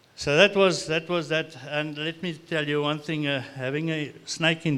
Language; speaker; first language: English; non-native, local second language; Afrikaans